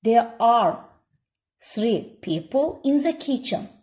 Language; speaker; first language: English; non-native, learner; Azerbaijani